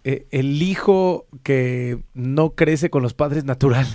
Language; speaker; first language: Spanish; native; Spanish